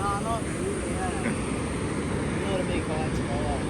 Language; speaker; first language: English; native; English